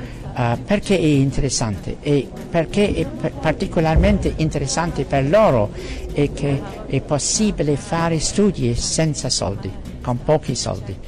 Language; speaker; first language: Italian; non-native, learner; English